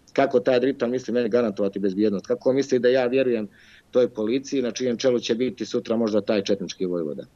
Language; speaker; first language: Bosnian; native; Bosnian